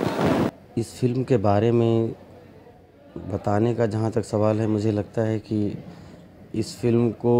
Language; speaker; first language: Hindi; native; Hindi